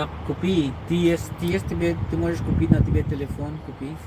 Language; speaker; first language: Russian; non-native, learner; English